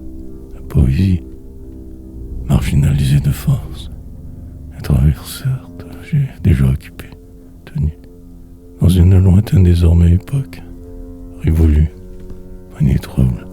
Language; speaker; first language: French; native; French